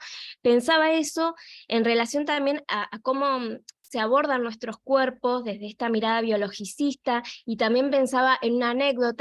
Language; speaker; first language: Spanish; native; Spanish